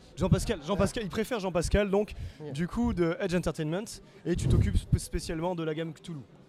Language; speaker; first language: French; native; French